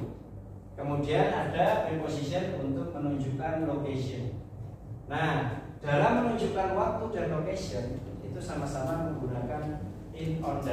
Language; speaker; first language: Indonesian; native; Indonesian